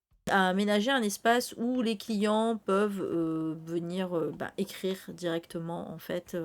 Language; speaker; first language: French; native; French